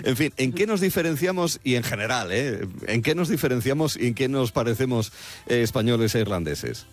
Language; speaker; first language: Spanish; native; Spanish